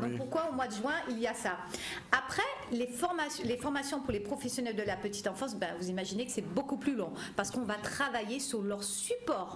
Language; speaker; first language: French; native; French